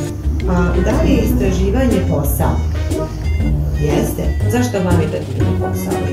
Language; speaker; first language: Serbian; native; Serbian